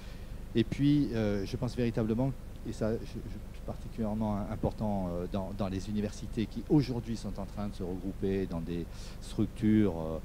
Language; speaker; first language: French; native; French